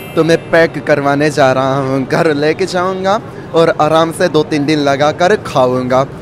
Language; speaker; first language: Hindi; non-native, fluent; Japanese